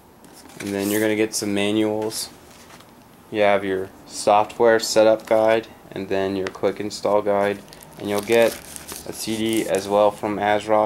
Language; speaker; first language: English; native; English